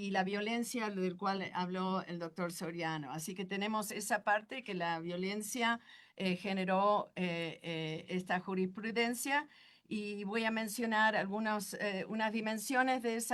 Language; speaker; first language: Spanish; non-native, fluent; English